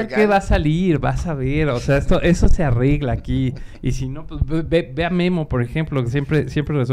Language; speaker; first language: Spanish; native; Spanish